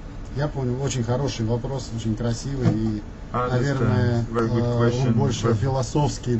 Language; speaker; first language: Russian; native; Russian